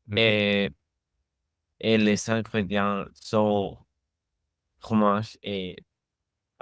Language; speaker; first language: French; non-native, learner; English